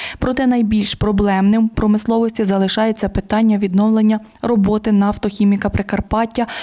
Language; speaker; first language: Ukrainian; native; Ukrainian